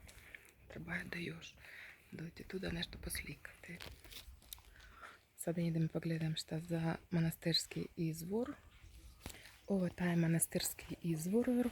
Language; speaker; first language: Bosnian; non-native, learner; Russian